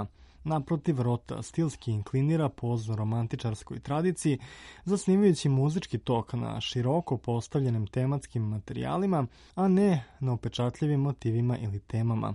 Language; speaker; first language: Croatian; native; Croatian